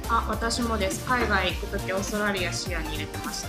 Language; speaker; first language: Japanese; native; Japanese